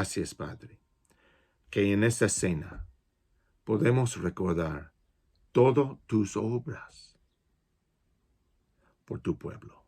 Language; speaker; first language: Spanish; non-native, fluent; English